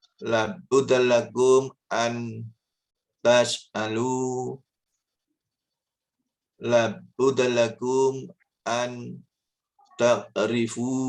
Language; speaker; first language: Arabic; non-native, learner; Indonesian